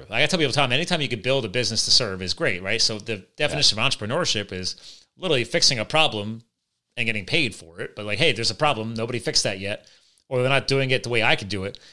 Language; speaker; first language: English; native; English